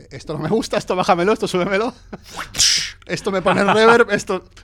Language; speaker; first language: Spanish; non-native, local second language; Catalan